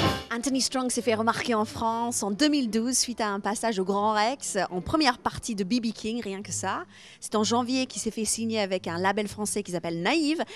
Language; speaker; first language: French; non-native, fluent; English